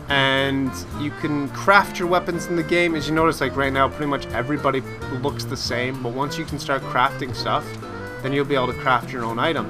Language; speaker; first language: English; native; English